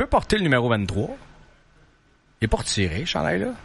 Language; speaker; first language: French; native; French